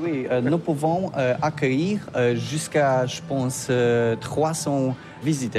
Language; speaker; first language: French; non-native, learner; Polish